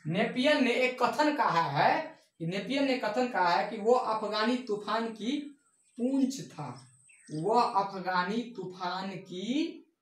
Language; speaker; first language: Hindi; native; Hindi